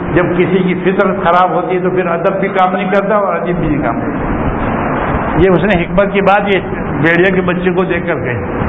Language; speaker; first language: Urdu; non-native, local second language; Gujarati